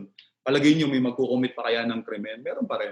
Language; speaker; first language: Filipino; native; Filipino